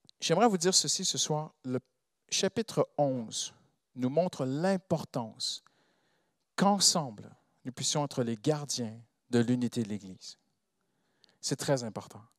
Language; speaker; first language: French; non-native, fluent; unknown